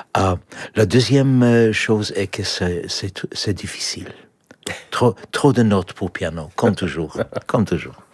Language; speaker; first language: French; non-native, fluent; English